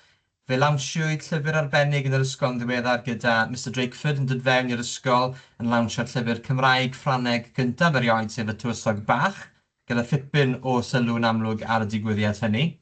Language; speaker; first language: Welsh; native; Welsh